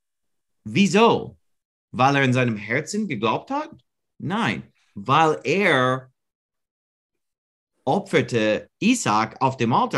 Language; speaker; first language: German; non-native, learner; English